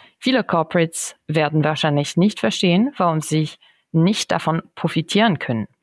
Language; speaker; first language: German; non-native, fluent; French